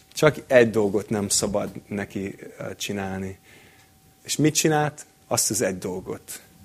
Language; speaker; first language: Hungarian; non-native, fluent; English